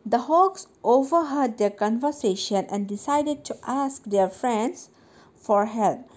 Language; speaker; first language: English; non-native, local second language; Assamese